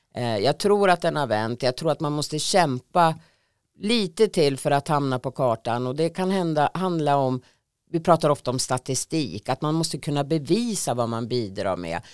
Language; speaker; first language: Swedish; native; Swedish